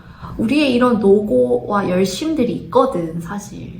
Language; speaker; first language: Korean; native; Korean